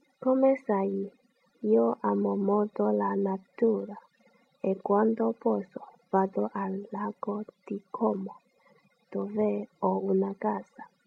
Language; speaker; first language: Italian; non-native, learner; Chinese